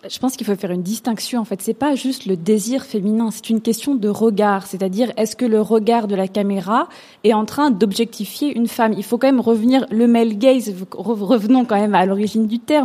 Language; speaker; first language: French; native; French